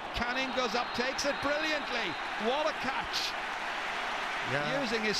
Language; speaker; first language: English; native; English